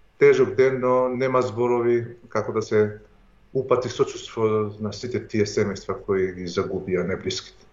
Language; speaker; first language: Macedonian; non-native, local second language; Albanian